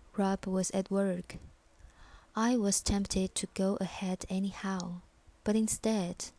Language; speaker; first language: English; non-native, fluent; Chinese